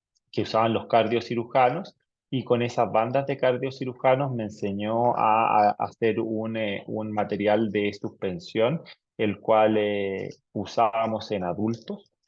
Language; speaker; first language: Spanish; native; Spanish